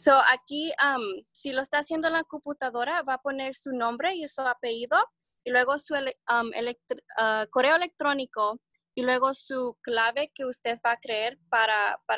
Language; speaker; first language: Spanish; early bilingual, heritage; Spanish